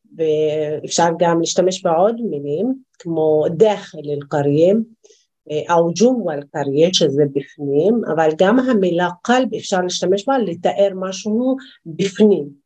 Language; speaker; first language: Hebrew; non-native, local second language; Arabic